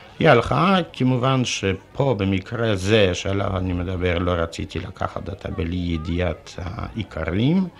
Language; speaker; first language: Hebrew; non-native, fluent; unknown